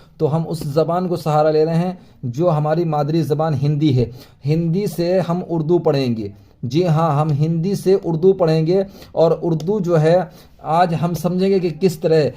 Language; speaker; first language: Hindi; native; Hindi